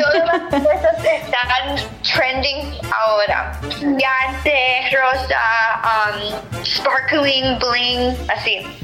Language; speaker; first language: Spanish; early bilingual, heritage; English